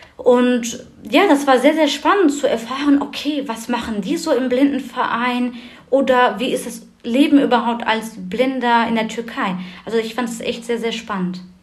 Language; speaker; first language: German; early bilingual, other home language; Turkish